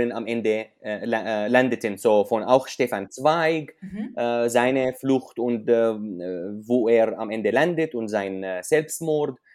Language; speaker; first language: German; non-native, fluent; Arabic